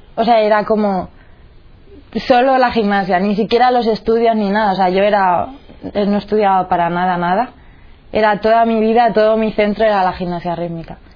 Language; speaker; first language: Spanish; native; Spanish